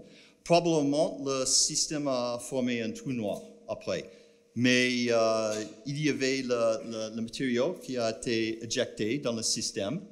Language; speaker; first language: French; non-native, fluent; English